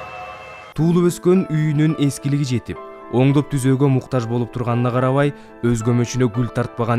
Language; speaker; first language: Kyrgyz; native; Kyrgyz